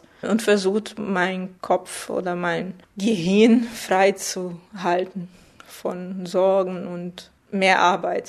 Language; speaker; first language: German; non-native, fluent; Portuguese